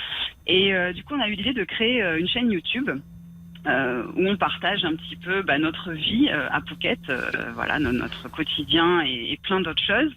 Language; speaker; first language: French; native; French